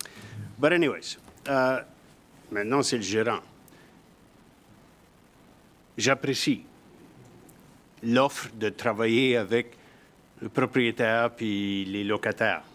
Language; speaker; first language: French; native; French